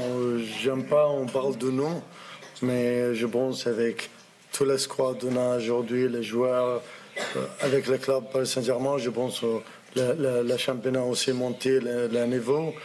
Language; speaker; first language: French; non-native, learner; Arabic